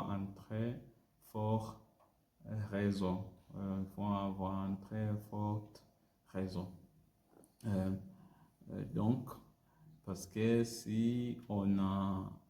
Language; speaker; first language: French; non-native, learner; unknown